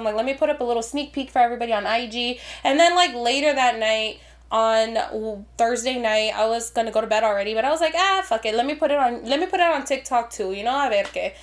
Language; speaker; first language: English; early bilingual, other home language; Spanish